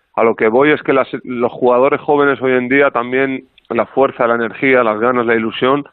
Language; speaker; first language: Spanish; non-native, fluent; Arabic